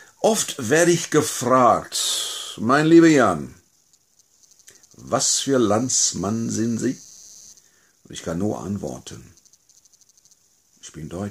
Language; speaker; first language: German; non-native, fluent; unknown